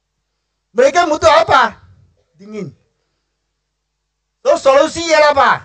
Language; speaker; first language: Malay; non-native, local second language; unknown